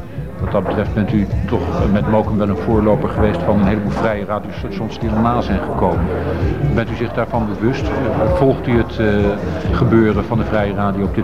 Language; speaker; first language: Dutch; native; Dutch